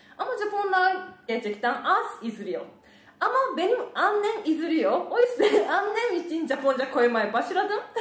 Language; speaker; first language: Turkish; non-native, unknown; Japanese